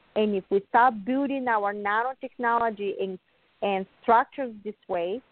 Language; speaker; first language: English; non-native, fluent; Bulgarian